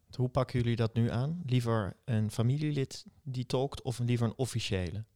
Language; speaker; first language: Dutch; native; Dutch